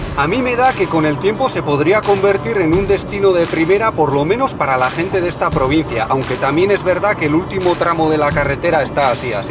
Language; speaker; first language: Spanish; native; Spanish